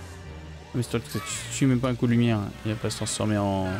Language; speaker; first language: French; native; French